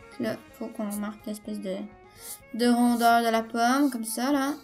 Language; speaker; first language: French; native; French